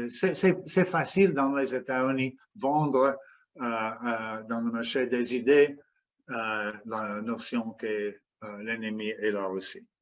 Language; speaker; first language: French; non-native, fluent; English